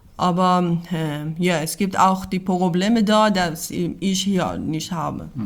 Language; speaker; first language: German; non-native, learner; Persian